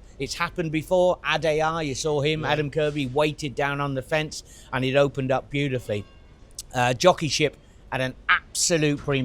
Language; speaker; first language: English; native; English